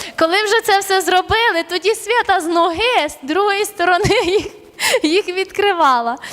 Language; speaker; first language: Ukrainian; early bilingual, other home language; Armenian